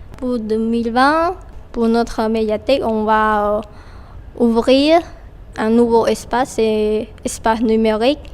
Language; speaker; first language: French; non-native, fluent; Khmer